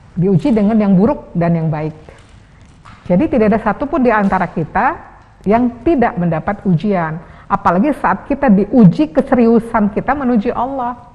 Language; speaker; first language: Indonesian; native; Indonesian